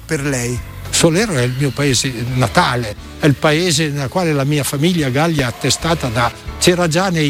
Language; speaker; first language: Italian; native; Italian